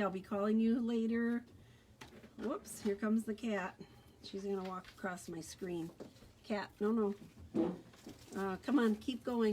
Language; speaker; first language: English; native; English